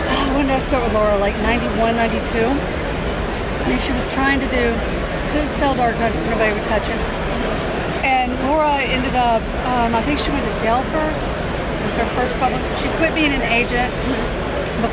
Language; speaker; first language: English; native; English